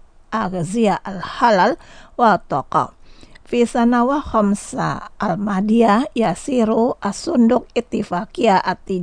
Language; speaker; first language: Arabic; non-native, fluent; Indonesian